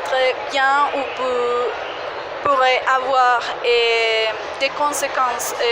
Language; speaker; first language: French; non-native, fluent; Spanish